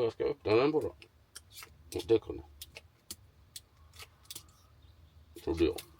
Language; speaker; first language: Swedish; native; Swedish